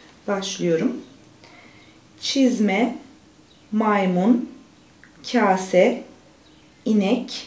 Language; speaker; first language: Turkish; native; Turkish